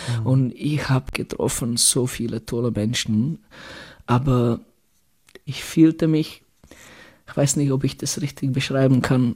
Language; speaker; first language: German; non-native, fluent; Czech